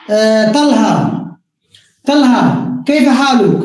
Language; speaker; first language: Arabic; non-native, fluent; Bangla